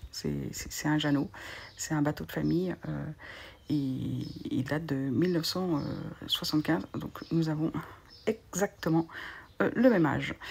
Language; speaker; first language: French; native; French